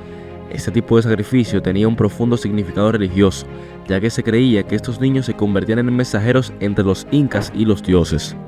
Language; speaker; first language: Spanish; native; Spanish